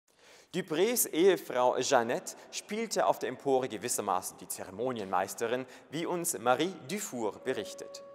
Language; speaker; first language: German; native; German